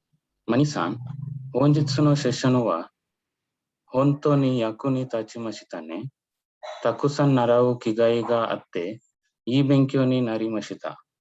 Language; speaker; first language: Japanese; non-native, fluent; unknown